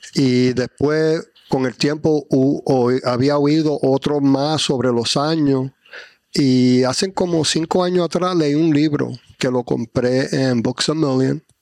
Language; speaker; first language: Spanish; early bilingual, heritage; Spanish